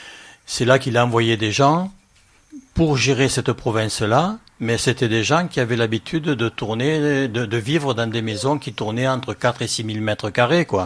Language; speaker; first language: French; native; French